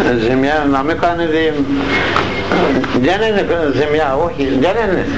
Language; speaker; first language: Greek; non-native, local second language; Turkish